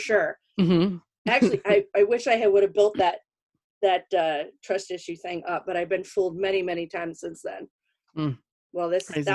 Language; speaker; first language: English; native; English